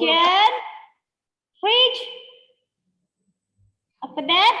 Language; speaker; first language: English; non-native, learner; Indonesian